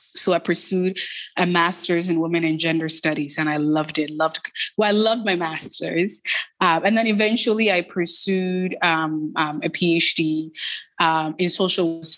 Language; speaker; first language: English; early bilingual, other home language; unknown